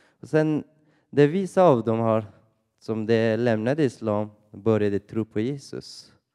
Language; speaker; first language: Swedish; non-native, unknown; Persian